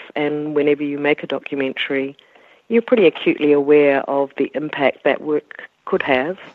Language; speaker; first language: English; native; English